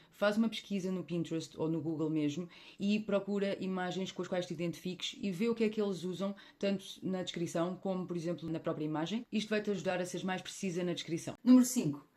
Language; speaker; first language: Portuguese; native; Portuguese